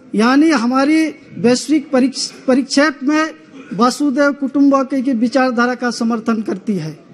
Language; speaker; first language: Hindi; native; Hindi